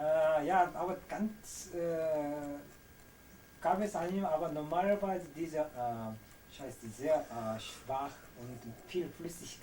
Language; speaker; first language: German; non-native, learner; Korean